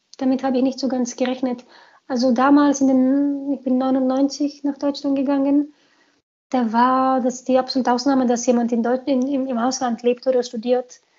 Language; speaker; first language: German; non-native, fluent; Bulgarian